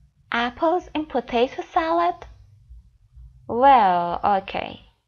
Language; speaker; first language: English; non-native, fluent; Persian